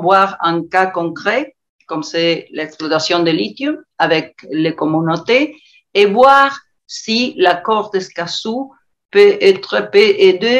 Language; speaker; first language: French; non-native, learner; Spanish